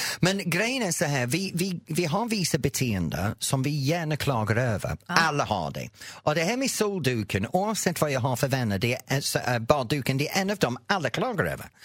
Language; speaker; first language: Swedish; non-native, fluent; English